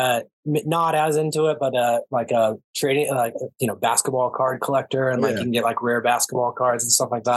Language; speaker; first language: English; native; English